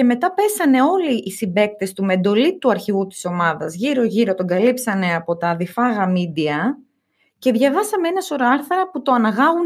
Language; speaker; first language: Greek; native; Greek